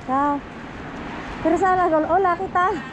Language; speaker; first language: Spanish; non-native, learner; Filipino